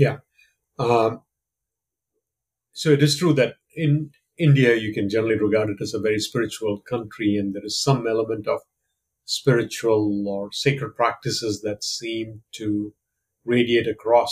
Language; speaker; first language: English; non-native, local second language; Malayalam